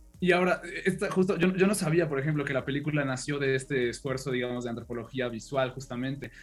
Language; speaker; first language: Spanish; native; Spanish